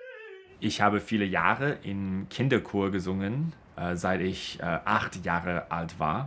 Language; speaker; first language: German; non-native, fluent; Chinese